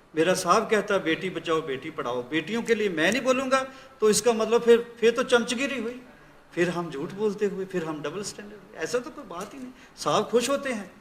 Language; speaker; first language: Hindi; non-native, local second language; Punjabi